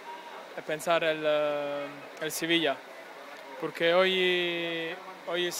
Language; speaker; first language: Spanish; non-native, learner; Italian